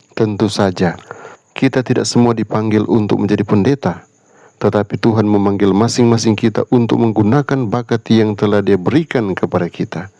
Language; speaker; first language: Indonesian; native; Indonesian